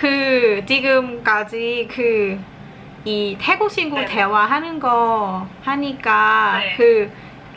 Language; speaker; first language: Korean; non-native, learner; Thai